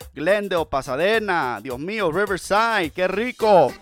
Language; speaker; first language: Spanish; early bilingual, heritage; Spanish